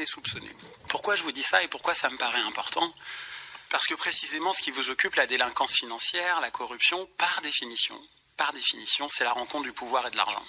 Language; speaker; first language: French; native; French